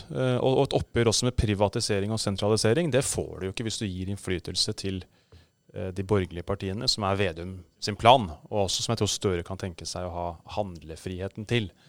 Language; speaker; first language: Norwegian; native; Norwegian